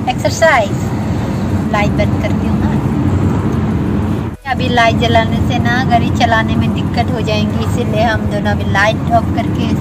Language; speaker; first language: Hindi; non-native, local second language; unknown